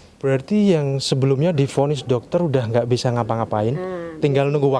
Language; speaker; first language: Indonesian; native; Indonesian